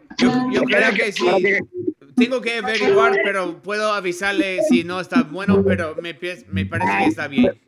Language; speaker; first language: Spanish; non-native, learner; English